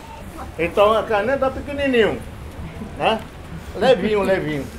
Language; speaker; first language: Portuguese; non-native, local second language; Yanomámi